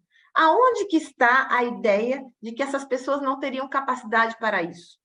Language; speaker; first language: Portuguese; native; Portuguese